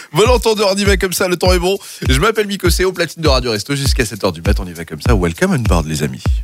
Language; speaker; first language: French; native; French